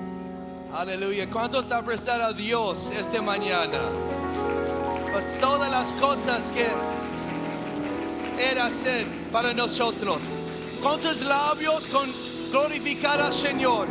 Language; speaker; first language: Spanish; early bilingual, heritage; English